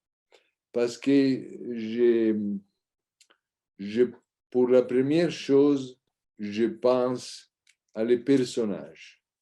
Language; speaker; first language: French; non-native, learner; Italian